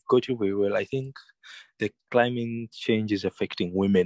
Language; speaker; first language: English; non-native, local second language; Ganda